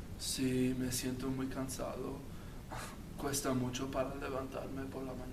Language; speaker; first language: Spanish; non-native, learner; English